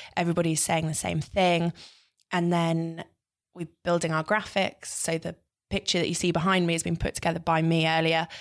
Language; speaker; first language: English; native; English